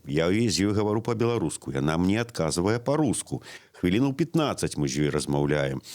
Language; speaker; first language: Belarusian; native; Belarusian